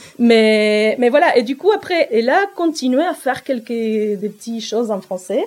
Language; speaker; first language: French; non-native, fluent; Spanish